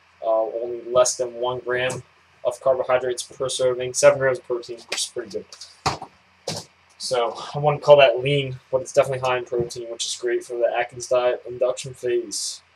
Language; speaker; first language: English; native; English